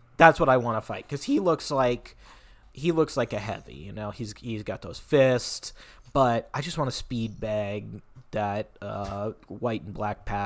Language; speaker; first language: English; native; English